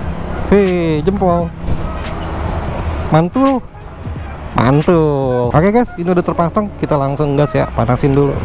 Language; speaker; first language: Indonesian; native; Indonesian